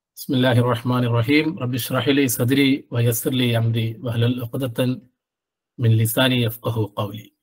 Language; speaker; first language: Arabic; non-native, learner; Malayalam